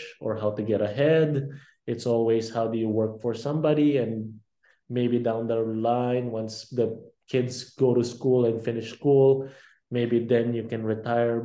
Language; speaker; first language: English; non-native, local second language; Filipino